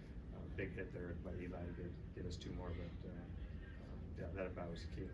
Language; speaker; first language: English; native; English